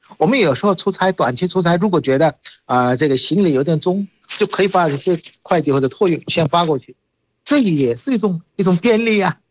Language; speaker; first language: Chinese; non-native, fluent; Bangla